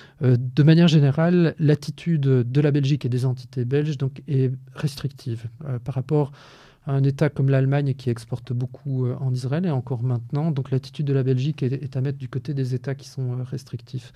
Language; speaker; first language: French; native; French